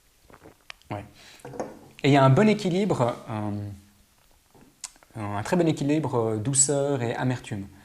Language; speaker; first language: French; native; French